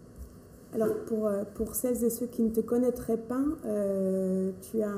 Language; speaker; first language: French; native; French